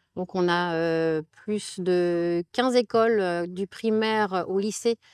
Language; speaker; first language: French; native; French